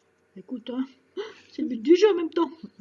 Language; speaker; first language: French; native; French